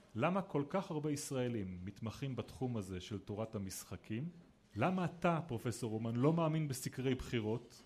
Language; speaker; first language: Hebrew; native; Hebrew